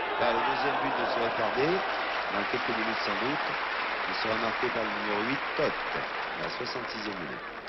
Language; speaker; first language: French; native; French